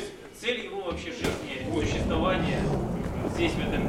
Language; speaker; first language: Russian; native; Russian